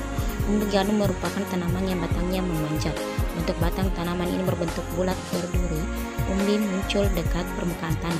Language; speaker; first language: Indonesian; native; Indonesian